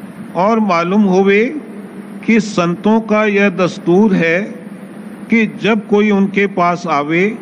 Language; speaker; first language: Hindi; native; Hindi